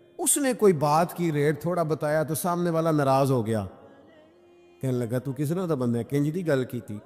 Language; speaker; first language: Urdu; non-native, local second language; Punjabi